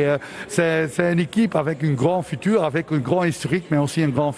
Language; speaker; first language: French; non-native, local second language; Dutch